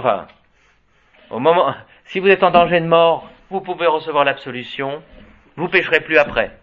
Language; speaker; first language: French; native; French